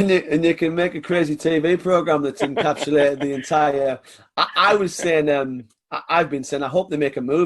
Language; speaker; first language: English; native; English